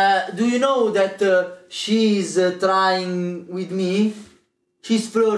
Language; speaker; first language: English; non-native, learner; Italian